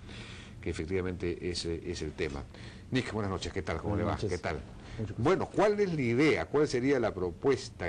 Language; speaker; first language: Spanish; native; Spanish